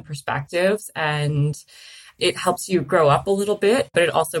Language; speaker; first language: English; native; English